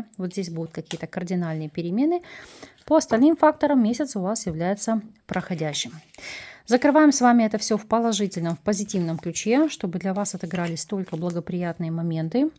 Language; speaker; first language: Russian; native; Russian